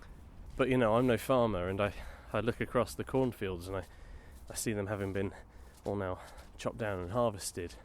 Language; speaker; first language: English; native; English